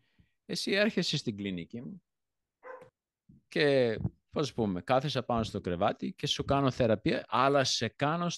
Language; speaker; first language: Greek; early bilingual, heritage; Greek